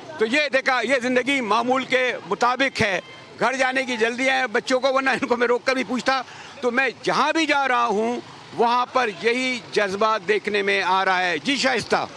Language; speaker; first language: Urdu; native; Urdu